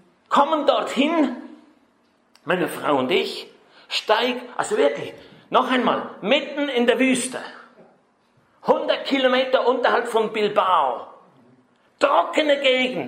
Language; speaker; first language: German; native; German